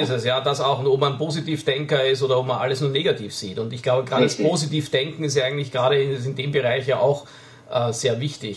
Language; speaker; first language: German; native; German